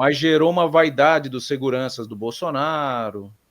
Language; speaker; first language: Portuguese; native; Portuguese